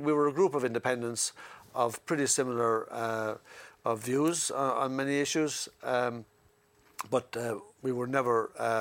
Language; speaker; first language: English; native; English